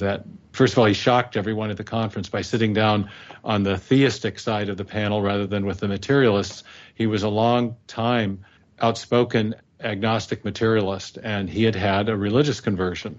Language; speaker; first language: English; native; English